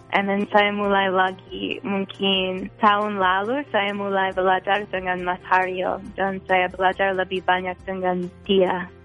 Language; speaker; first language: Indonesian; non-native, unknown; English